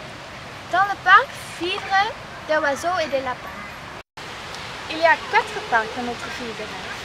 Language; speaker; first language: French; non-native, learner; Dutch